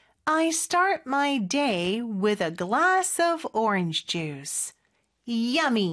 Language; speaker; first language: English; non-native, fluent; Korean